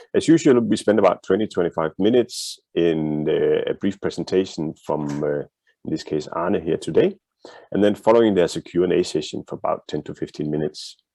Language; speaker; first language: English; non-native, fluent; Danish